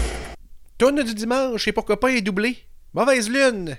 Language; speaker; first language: French; native; French